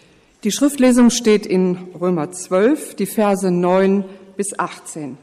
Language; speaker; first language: German; native; German